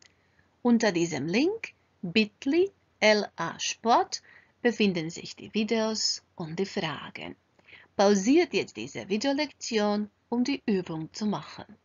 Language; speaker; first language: German; non-native, fluent; Croatian